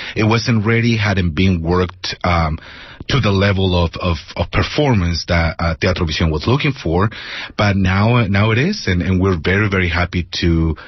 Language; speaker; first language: English; non-native, fluent; Spanish